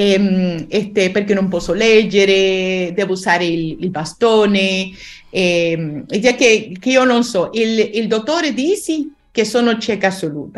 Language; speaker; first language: Italian; non-native, learner; Spanish